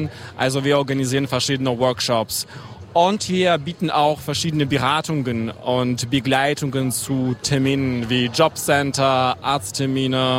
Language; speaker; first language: German; non-native, fluent; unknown